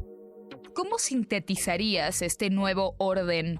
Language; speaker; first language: Spanish; native; Spanish